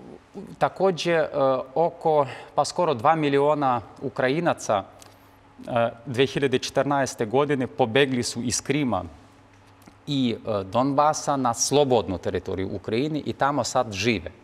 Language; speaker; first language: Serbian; non-native, fluent; Ukrainian